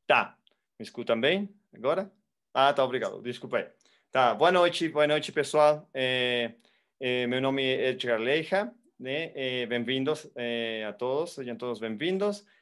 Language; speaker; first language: Portuguese; non-native, fluent; Spanish